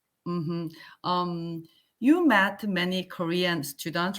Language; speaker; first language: English; non-native, learner; Korean